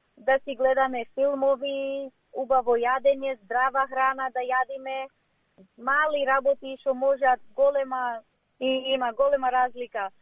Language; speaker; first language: Macedonian; early bilingual, heritage; Macedonian